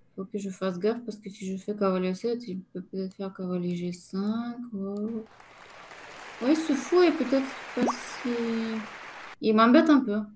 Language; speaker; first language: French; non-native, fluent; Lithuanian